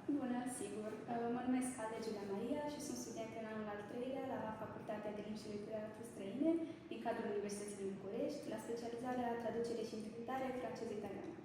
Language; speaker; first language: Romanian; early bilingual, heritage; Romanian